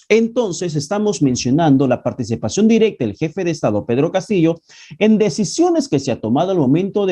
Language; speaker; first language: Spanish; native; Spanish